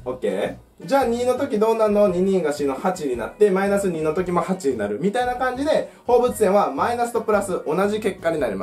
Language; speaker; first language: Japanese; native; Japanese